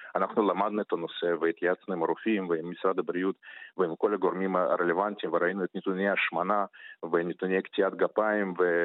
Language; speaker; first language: Hebrew; early bilingual, other home language; Russian